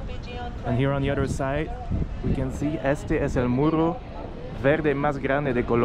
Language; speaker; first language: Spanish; non-native, learner; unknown